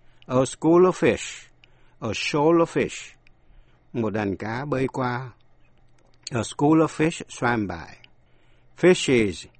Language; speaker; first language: English; non-native, fluent; Vietnamese